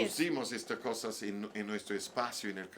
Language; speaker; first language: Spanish; non-native, learner; English